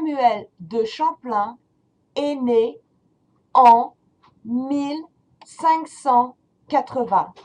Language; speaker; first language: French; non-native, fluent; English